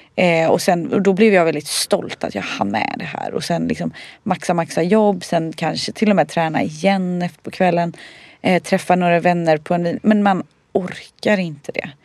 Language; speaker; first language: Swedish; early bilingual, other home language; Bosnian